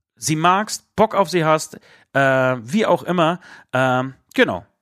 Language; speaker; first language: German; early bilingual, other home language; Polish